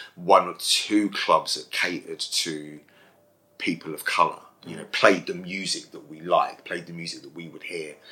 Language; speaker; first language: English; native; English